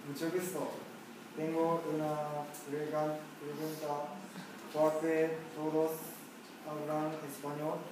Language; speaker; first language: Spanish; non-native, learner; Japanese